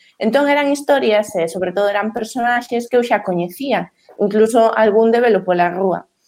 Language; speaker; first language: Galician; native; Galician